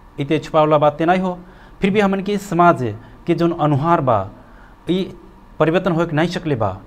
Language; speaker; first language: Bhojpuri; non-native, local second language; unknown